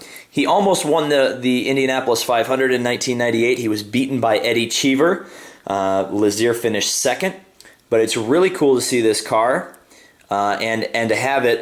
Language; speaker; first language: English; native; English